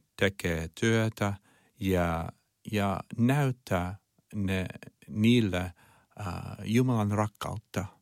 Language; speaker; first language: Finnish; non-native, learner; Chinese